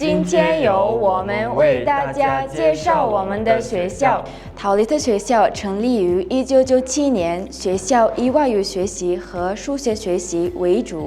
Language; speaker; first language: Chinese; non-native, learner; Mongolian